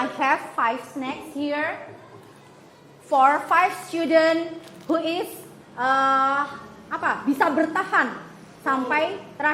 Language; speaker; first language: English; non-native, fluent; Indonesian